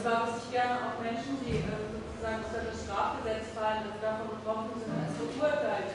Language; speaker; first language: German; native; German